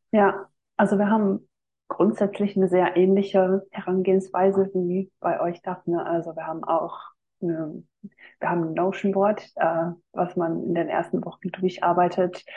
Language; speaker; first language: German; non-native, fluent; Finnish